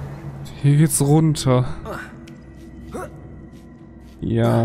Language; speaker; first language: German; native; German